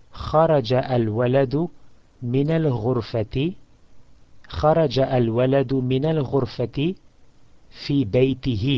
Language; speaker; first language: Arabic; non-native, fluent; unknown